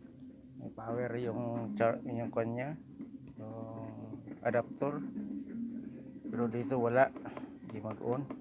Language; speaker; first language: Filipino; non-native, local second language; Cebuano